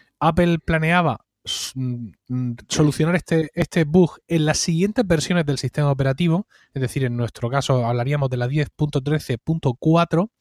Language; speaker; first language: Spanish; native; Spanish